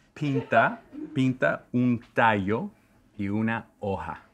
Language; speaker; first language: Spanish; early bilingual, heritage; Spanish